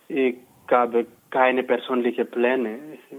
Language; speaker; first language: German; non-native, fluent; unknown